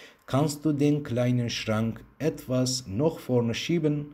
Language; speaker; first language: German; non-native, fluent; Turkish